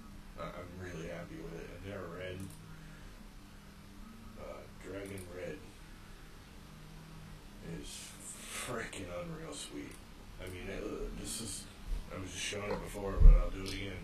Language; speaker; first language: English; native; English